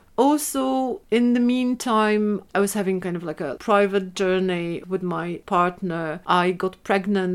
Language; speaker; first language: English; non-native, fluent; Polish